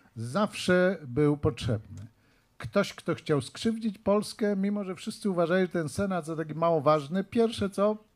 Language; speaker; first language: Polish; native; Polish